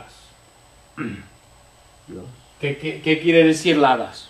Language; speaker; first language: Spanish; non-native, fluent; English